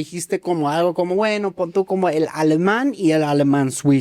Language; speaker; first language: Spanish; native; Spanish